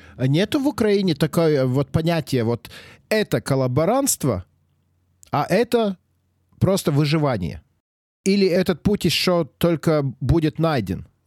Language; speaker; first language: Russian; non-native, local second language; Latvian